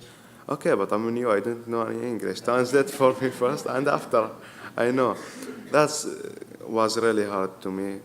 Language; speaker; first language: English; non-native, learner; Arabic